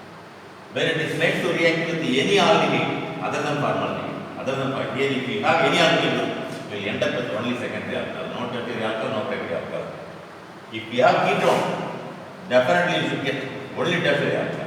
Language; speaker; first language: English; non-native, local second language; Tamil